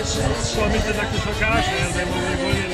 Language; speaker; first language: Serbian; native; Serbian